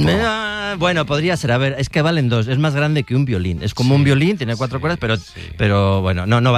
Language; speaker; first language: Spanish; native; Spanish